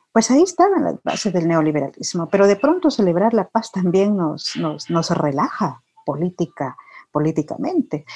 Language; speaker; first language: Spanish; native; Spanish